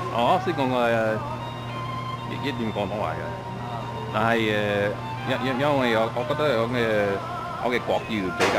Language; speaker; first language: Cantonese; non-native, learner; English